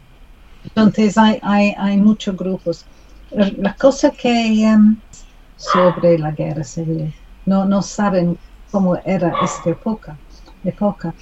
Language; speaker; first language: Spanish; non-native, learner; English